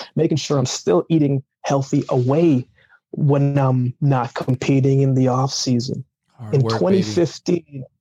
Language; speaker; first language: English; early bilingual, other home language; Jamaican Creole English